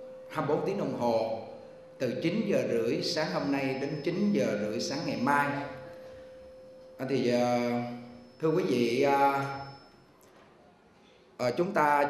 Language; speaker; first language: Vietnamese; native; Vietnamese